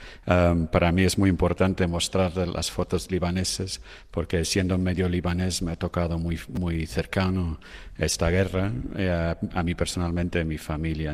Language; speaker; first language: Spanish; non-native, fluent; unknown